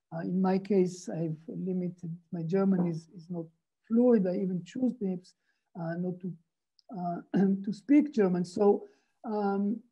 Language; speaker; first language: English; non-native, fluent; Hebrew